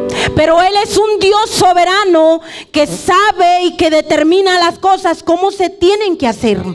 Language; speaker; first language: Spanish; native; Spanish